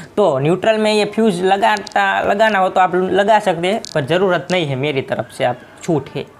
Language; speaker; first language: Hindi; non-native, local second language; Gujarati